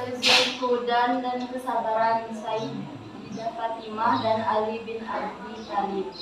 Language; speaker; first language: Indonesian; native; Indonesian